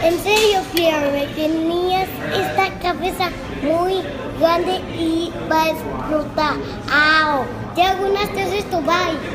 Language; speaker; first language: Spanish; early bilingual, heritage; English